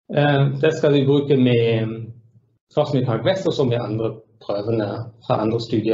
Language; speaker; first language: Norwegian; non-native, fluent; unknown